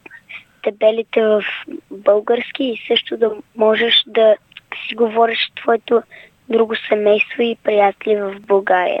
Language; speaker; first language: Bulgarian; early bilingual, heritage; Bulgarian